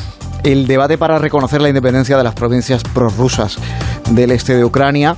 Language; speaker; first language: Spanish; native; Spanish